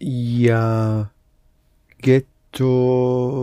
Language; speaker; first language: Russian; non-native, learner; English